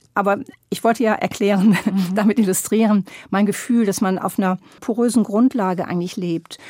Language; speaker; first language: German; native; German